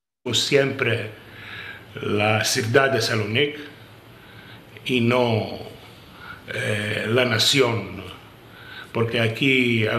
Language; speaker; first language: Spanish; early bilingual, heritage; Ladino